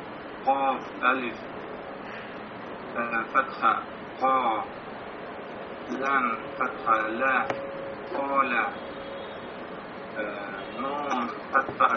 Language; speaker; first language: Arabic; non-native, learner; Russian